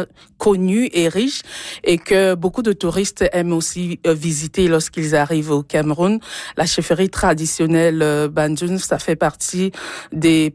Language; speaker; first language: French; non-native, local second language; Ghomala